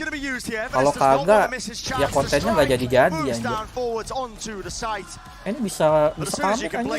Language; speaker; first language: Indonesian; native; Indonesian